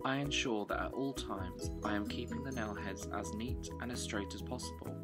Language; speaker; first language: English; native; English